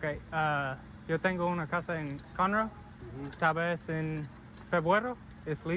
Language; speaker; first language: Spanish; non-native, learner; English